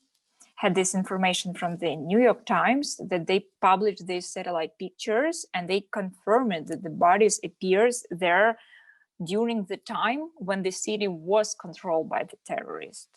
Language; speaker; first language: English; non-native, fluent; Ukrainian